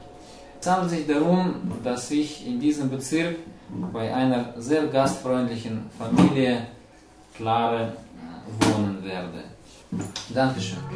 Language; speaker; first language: German; non-native, fluent; Russian